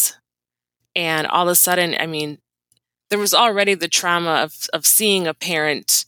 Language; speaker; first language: English; native; English